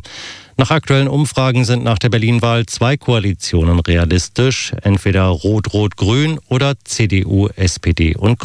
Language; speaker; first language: German; native; German